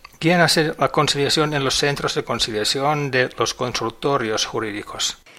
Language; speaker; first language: Spanish; non-native, fluent; English